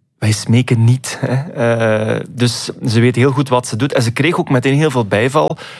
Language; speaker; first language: Dutch; native; Dutch